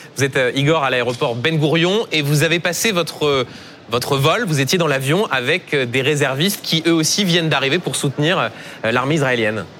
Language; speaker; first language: French; native; French